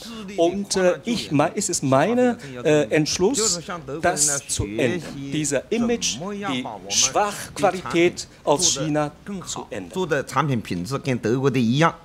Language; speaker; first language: German; non-native, learner; Chinese